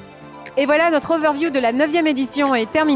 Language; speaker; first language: French; native; French